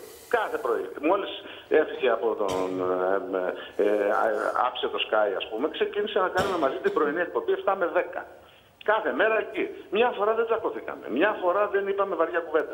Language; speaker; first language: Greek; native; Greek